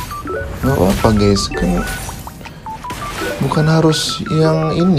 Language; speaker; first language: Indonesian; native; Indonesian